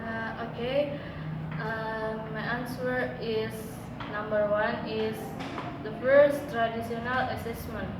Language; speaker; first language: English; non-native, learner; Indonesian